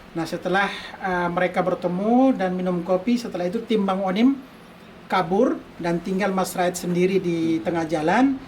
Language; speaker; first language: Indonesian; native; Indonesian